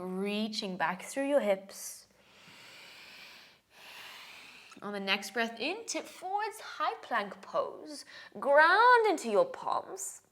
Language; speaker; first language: English; native; English